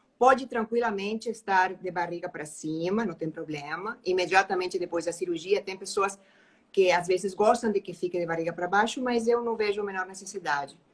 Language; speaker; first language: Portuguese; non-native, fluent; Spanish